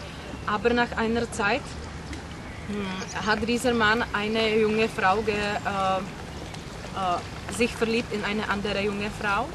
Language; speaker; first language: German; non-native, learner; Czech